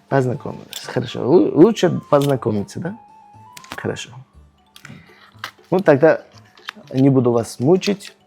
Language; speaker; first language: Russian; non-native, local second language; Tajik